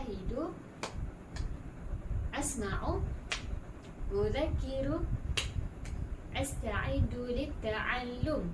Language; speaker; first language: Arabic; non-native, learner; Malay